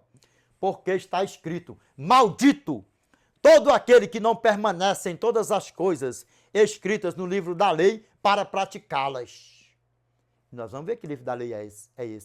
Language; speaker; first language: Portuguese; native; Portuguese